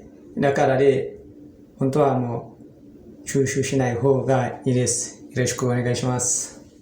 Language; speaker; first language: Japanese; non-native, learner; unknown